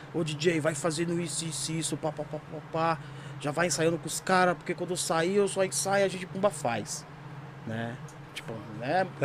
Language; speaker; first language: Portuguese; native; Portuguese